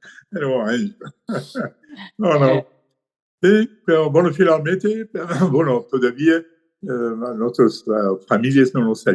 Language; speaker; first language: Portuguese; non-native, learner; Persian